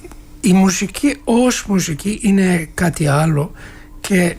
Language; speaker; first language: Greek; non-native, learner; Turkish